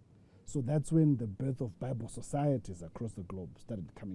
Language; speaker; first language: English; non-native, local second language; Shona